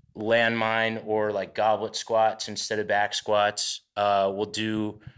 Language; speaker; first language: English; native; English